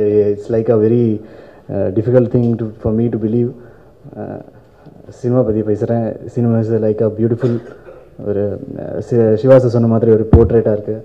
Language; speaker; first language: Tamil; non-native, fluent; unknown